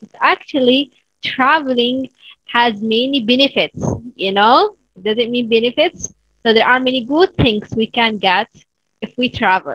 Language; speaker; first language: English; non-native, fluent; Arabic